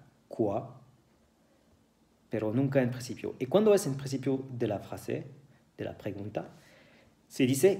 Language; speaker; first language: Spanish; non-native, fluent; French